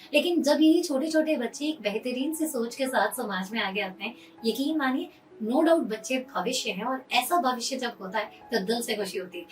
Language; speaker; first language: Hindi; native; Hindi